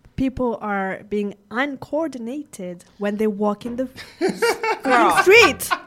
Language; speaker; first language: English; non-native, fluent; French